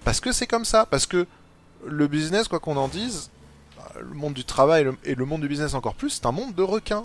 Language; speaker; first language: French; native; French